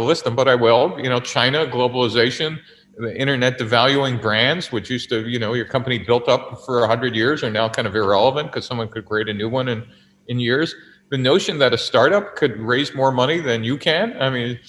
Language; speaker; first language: English; native; English